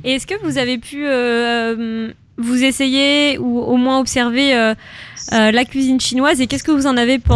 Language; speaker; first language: French; native; French